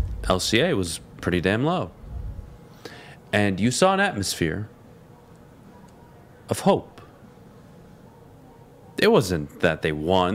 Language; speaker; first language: English; native; English